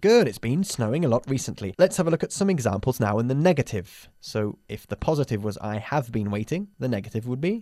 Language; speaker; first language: English; native; English